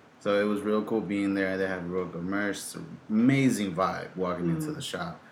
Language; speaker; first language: English; early bilingual, other home language; Spanish